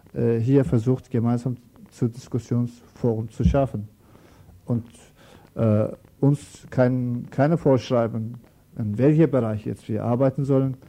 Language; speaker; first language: German; non-native, learner; Turkish